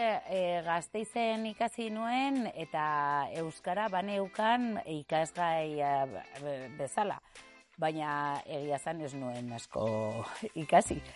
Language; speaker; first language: Basque; non-native, local second language; Spanish